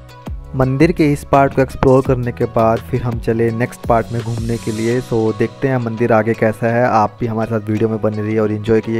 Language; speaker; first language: Hindi; native; Hindi